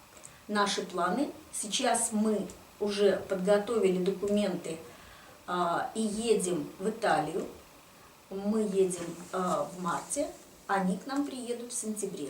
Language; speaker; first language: Russian; native; Russian